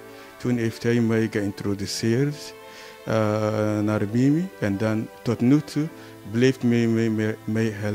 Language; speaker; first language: Dutch; non-native, learner; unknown